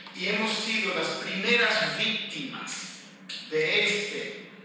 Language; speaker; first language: Spanish; early bilingual, heritage; Spanish